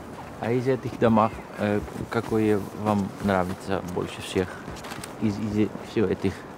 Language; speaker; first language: Russian; non-native, learner; Dutch